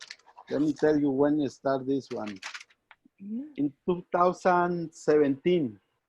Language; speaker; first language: English; non-native, learner; Spanish